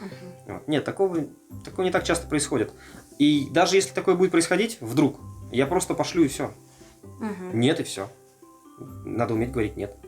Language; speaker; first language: Russian; native; Russian